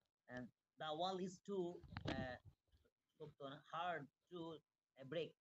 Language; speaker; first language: English; non-native, learner; Bangla